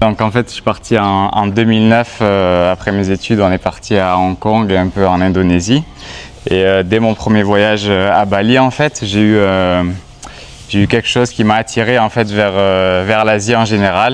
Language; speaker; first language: French; native; French